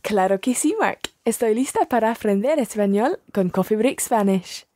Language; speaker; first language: Spanish; non-native, learner; English